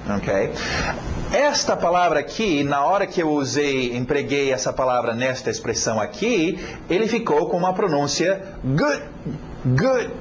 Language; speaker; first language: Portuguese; non-native, fluent; English